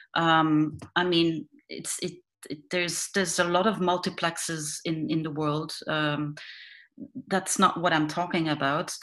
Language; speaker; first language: English; non-native, fluent; Dutch